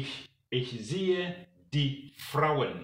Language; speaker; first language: German; non-native, learner; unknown